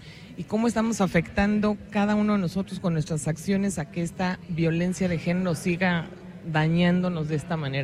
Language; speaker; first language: Spanish; native; Spanish